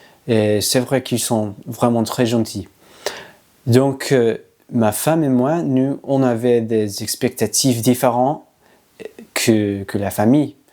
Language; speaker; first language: French; non-native, learner; English